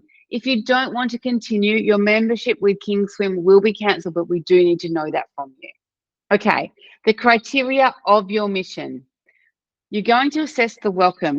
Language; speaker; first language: English; native; English